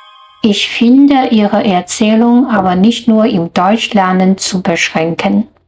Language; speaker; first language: German; non-native, fluent; Chinese